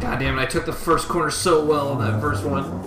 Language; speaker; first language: English; native; English